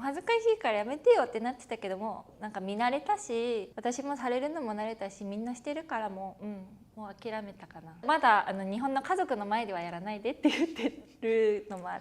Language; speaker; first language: Japanese; native; Japanese